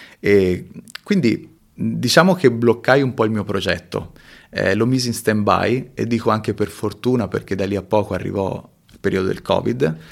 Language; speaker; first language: Italian; early bilingual, other home language; Spanish